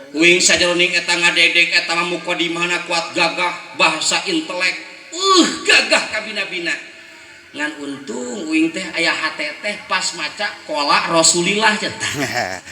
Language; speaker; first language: Sundanese; native; Sundanese